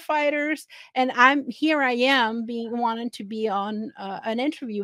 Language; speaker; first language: English; non-native, fluent; Spanish